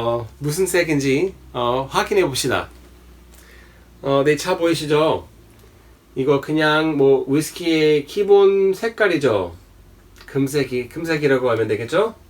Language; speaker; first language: Korean; non-native, fluent; English